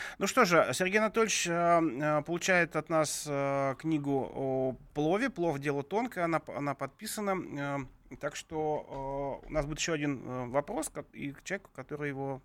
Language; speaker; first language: Russian; native; Russian